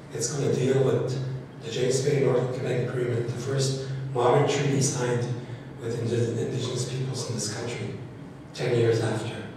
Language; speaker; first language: English; non-native, fluent; Cree